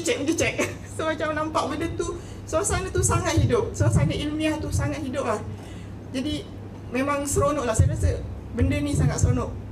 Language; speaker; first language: Malay; native; Malay